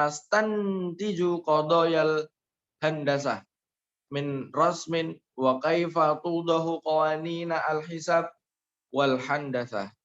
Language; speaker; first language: Arabic; non-native, learner; Indonesian